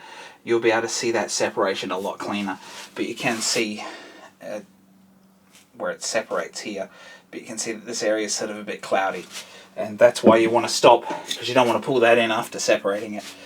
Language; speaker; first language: English; native; English